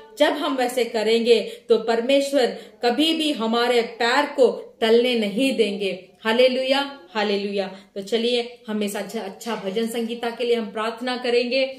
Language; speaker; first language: Hindi; non-native, local second language; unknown